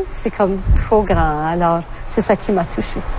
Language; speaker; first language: French; native; French